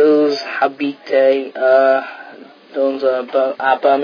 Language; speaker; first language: French; non-native, learner; English